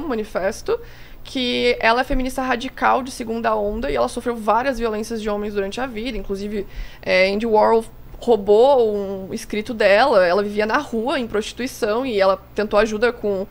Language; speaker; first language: Portuguese; native; Portuguese